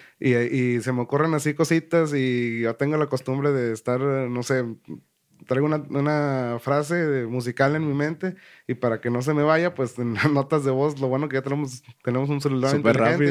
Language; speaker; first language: Spanish; native; Spanish